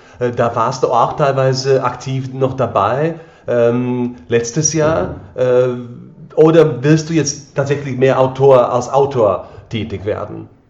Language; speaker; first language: German; non-native, fluent; Slovak